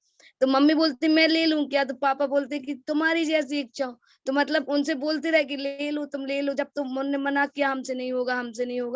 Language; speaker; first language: Hindi; native; Hindi